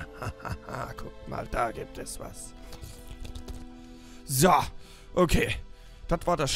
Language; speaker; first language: German; native; German